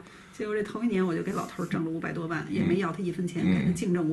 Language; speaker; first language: Chinese; native; Chinese